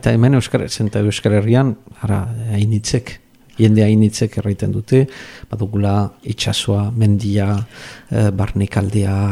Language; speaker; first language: Basque; native; Basque